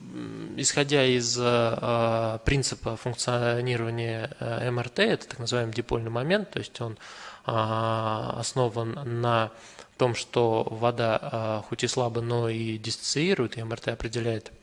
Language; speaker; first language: Russian; native; Russian